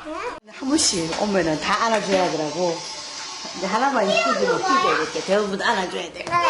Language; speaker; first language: Korean; native; Korean